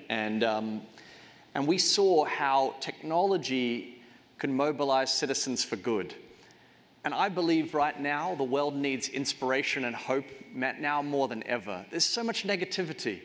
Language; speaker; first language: English; native; English